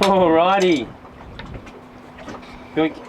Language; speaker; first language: English; native; English